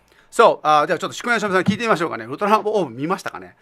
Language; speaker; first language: Japanese; native; Japanese